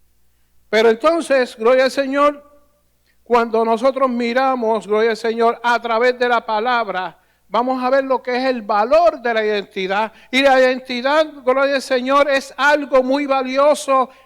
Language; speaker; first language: Spanish; native; Spanish